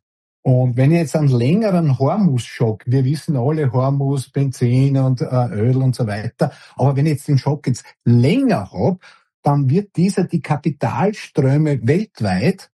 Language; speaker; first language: German; native; German